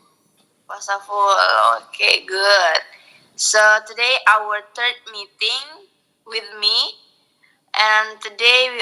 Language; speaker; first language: English; non-native, local second language; Indonesian